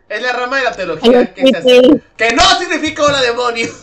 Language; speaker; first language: Spanish; native; Spanish